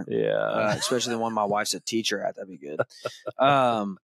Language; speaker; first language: English; native; English